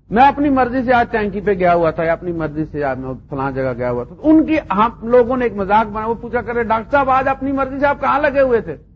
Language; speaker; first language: Urdu; non-native, local second language; Punjabi